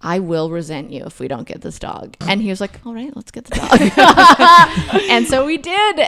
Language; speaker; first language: English; native; English